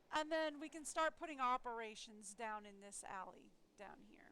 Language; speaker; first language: English; native; English